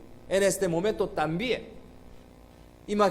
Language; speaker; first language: Spanish; non-native, fluent; Korean